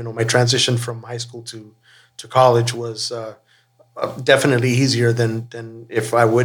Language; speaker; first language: English; native; English